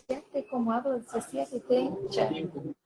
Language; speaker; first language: Spanish; non-native, learner; Portuguese